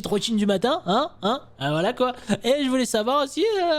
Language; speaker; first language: French; native; French